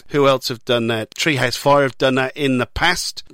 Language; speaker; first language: English; native; English